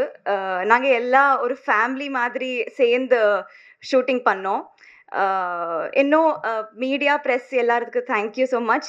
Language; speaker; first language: Tamil; non-native, learner; Telugu